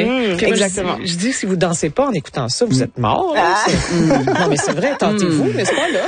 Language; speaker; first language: French; native; French